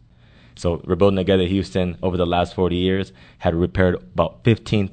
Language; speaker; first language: English; native; English